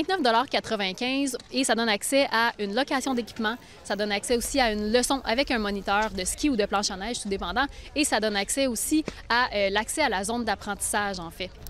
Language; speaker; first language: French; native; French